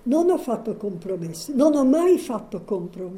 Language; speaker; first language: Italian; native; Italian